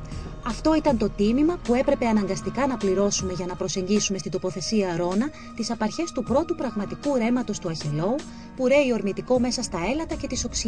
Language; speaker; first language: Greek; native; Greek